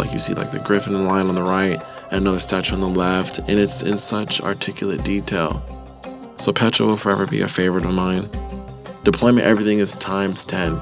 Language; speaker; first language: English; native; English